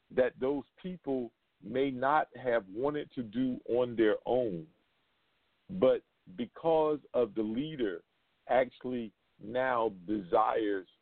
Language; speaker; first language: English; native; English